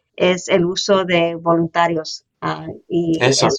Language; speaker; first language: Spanish; early bilingual, heritage; Spanish